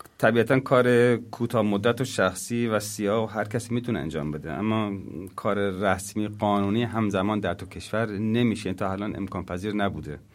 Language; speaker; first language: Persian; native; Persian